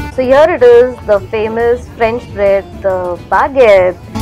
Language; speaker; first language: English; non-native, local second language; Marathi